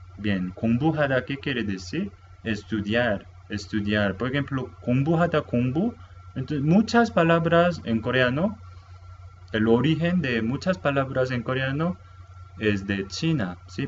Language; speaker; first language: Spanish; non-native, fluent; Korean